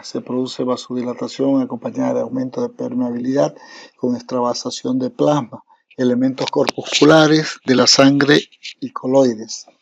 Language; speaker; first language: Spanish; native; Spanish